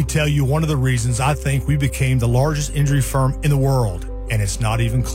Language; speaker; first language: English; native; English